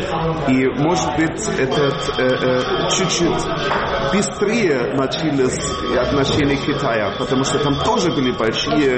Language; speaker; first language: Russian; non-native, learner; German